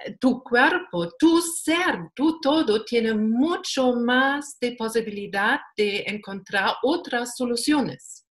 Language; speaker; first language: Spanish; non-native, learner; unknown